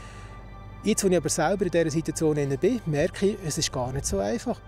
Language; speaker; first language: German; native; German